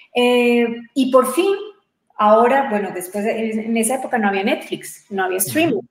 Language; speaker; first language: Spanish; native; Spanish